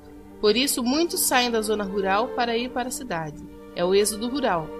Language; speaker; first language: Portuguese; native; Portuguese